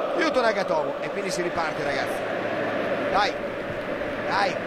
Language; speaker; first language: Italian; native; Italian